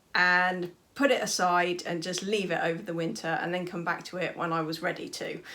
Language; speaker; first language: English; native; English